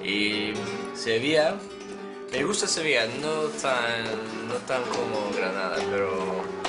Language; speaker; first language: Spanish; non-native, learner; English